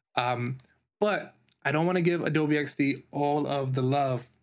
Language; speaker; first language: English; native; English